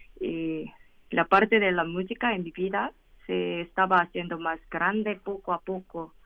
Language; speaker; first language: Spanish; non-native, learner; Korean